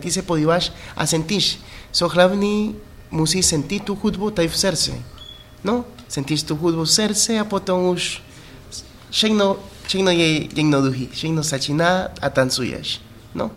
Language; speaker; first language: Czech; non-native, fluent; Spanish